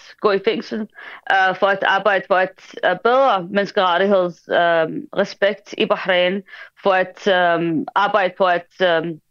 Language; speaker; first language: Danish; early bilingual, other home language; Arabic